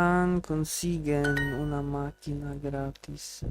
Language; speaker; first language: Spanish; non-native, learner; English